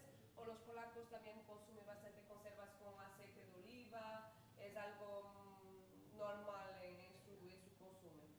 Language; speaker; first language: Spanish; non-native, local second language; Galician